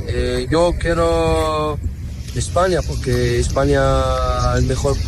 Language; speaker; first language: Spanish; non-native, learner; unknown